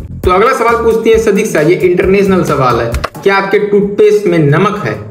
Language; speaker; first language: Hindi; native; Hindi